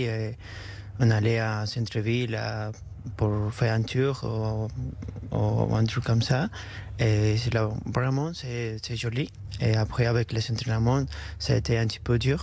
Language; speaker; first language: French; non-native, learner; Spanish